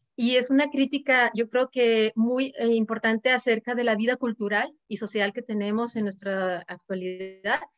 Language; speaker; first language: Spanish; native; Spanish